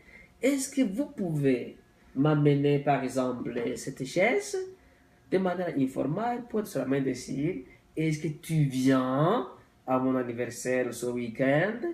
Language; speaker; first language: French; non-native, local second language; Rundi